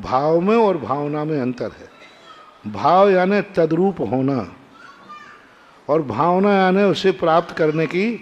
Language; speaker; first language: Hindi; native; Hindi